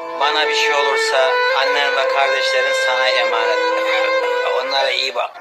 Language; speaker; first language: Turkish; native; Turkish